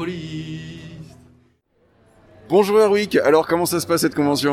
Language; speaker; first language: French; native; French